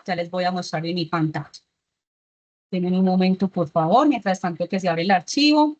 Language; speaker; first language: Spanish; native; Spanish